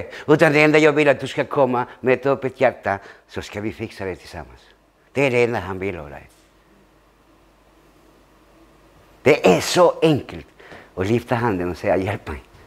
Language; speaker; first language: Swedish; early bilingual, other home language; Spanish